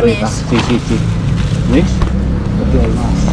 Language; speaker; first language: Spanish; non-native, learner; Filipino